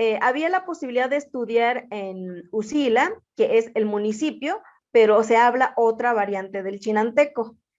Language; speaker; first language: Spanish; non-native, local second language; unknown